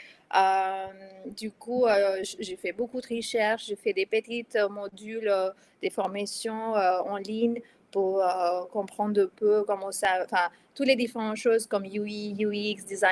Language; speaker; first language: French; non-native, fluent; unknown